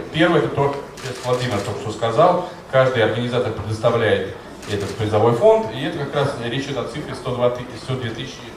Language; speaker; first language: Russian; native; Russian